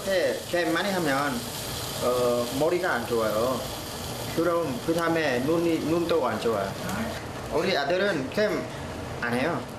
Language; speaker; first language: Korean; non-native, learner; Khmer